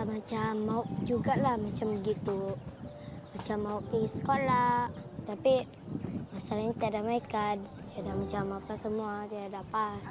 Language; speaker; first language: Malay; early bilingual, other home language; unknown